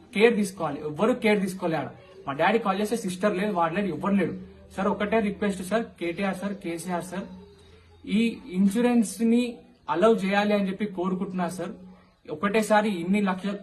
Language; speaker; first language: Telugu; native; Telugu